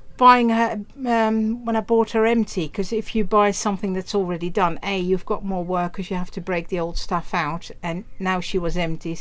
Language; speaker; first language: English; non-native, fluent; Dutch